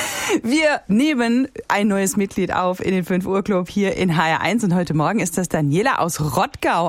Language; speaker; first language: German; native; German